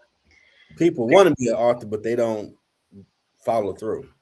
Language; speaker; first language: English; native; English